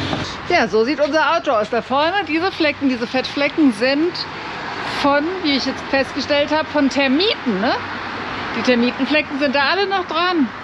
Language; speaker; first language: German; native; German